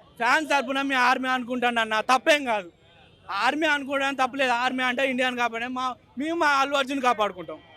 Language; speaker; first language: Telugu; native; Telugu